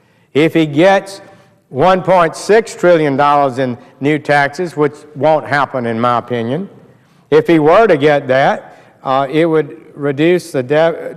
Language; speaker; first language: English; native; English